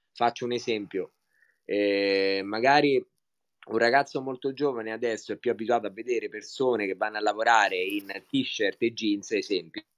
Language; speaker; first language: Italian; native; Italian